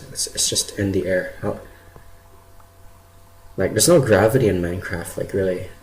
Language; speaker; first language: English; native; English